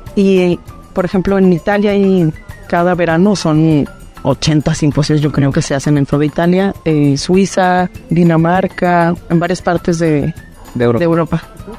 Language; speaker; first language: Spanish; native; Spanish